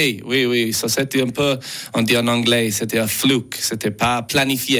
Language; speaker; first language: French; non-native, learner; English